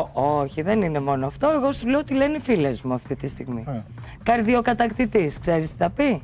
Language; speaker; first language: Greek; native; Greek